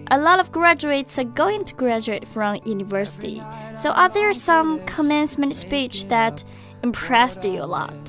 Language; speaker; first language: English; non-native, fluent; Chinese